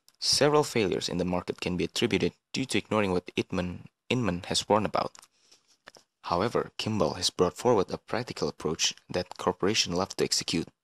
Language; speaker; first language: English; non-native, fluent; Indonesian